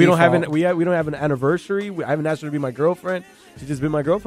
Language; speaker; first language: English; native; English